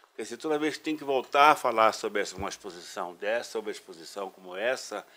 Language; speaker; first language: Portuguese; native; Portuguese